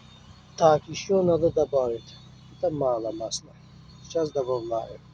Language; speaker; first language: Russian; non-native, local second language; Uzbek